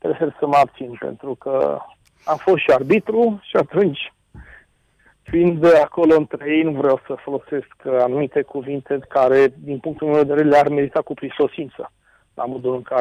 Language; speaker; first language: Romanian; native; Romanian